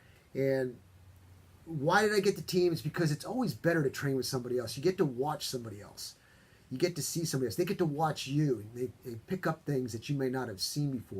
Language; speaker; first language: English; native; English